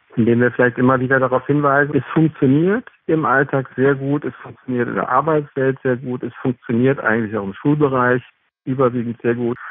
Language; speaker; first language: German; native; German